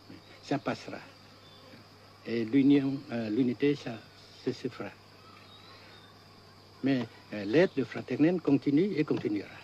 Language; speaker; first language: French; non-native, local second language; Vietnamese